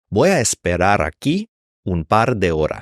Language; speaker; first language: Spanish; non-native, fluent; English